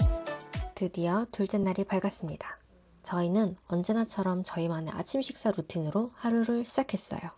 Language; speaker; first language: Korean; native; Korean